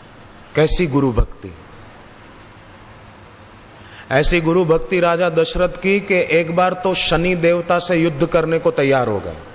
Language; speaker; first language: Hindi; native; Hindi